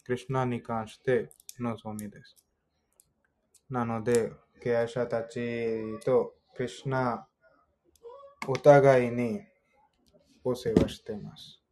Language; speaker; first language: Japanese; non-native, fluent; Hindi